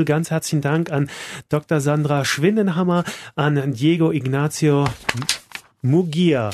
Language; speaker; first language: German; native; German